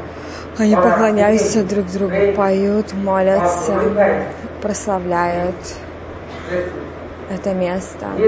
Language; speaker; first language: Russian; non-native, fluent; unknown